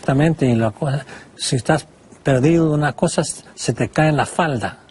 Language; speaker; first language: Spanish; non-native, fluent; English